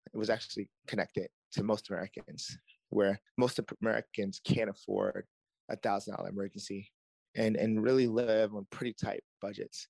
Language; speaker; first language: English; native; English